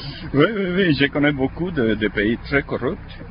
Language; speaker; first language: French; non-native, fluent; Spanish